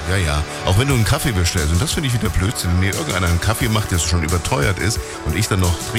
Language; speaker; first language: German; native; German